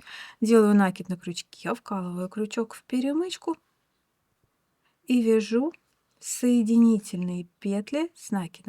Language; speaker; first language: Russian; native; Russian